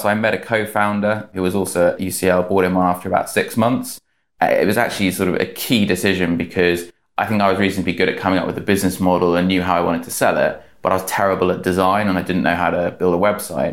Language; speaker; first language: English; native; English